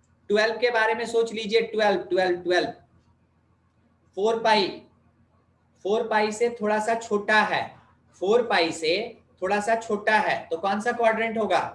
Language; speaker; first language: Hindi; native; Hindi